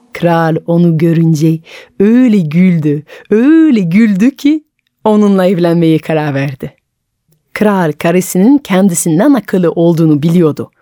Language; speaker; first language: Turkish; non-native, fluent; French